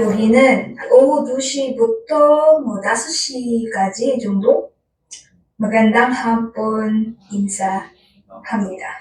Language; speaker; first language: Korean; non-native, local second language; Filipino